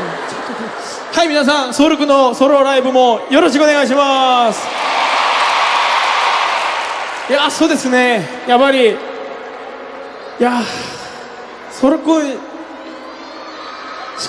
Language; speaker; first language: Japanese; non-native, fluent; Korean